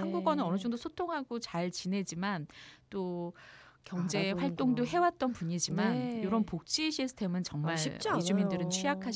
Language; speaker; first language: Korean; native; Korean